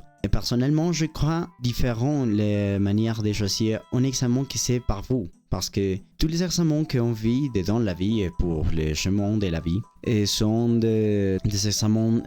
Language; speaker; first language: French; non-native, learner; Spanish